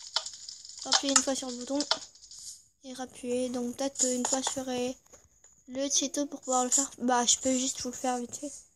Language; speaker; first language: French; native; French